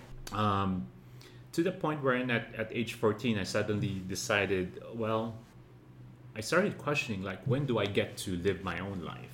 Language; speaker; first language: English; non-native, local second language; Filipino